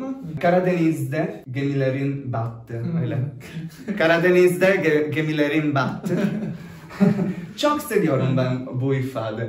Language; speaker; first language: Turkish; non-native, learner; Italian